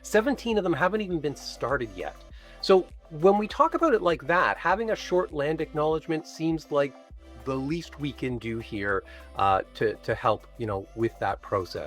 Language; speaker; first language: English; native; English